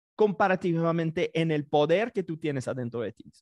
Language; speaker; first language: Spanish; non-native, fluent; English